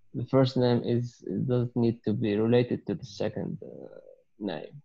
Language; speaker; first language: English; non-native, learner; Arabic